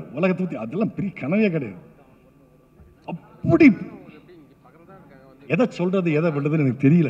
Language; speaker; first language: Tamil; native; Tamil